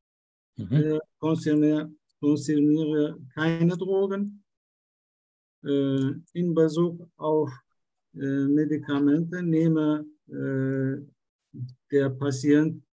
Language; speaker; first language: German; non-native, learner; Turkish